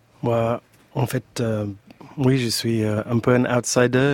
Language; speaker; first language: French; non-native, fluent; English